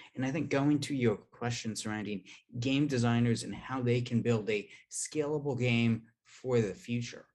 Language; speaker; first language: English; native; English